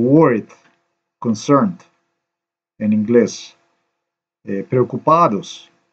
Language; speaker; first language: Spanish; non-native, learner; Slovenian